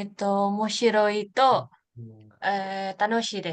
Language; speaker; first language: Japanese; non-native, learner; Indonesian